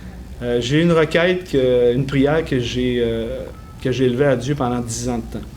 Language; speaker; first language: French; native; French